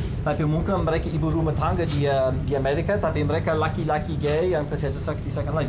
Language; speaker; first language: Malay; non-native, fluent; English